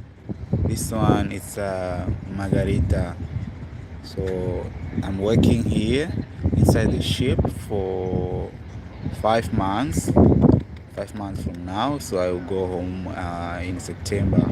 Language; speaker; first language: English; non-native, local second language; Shona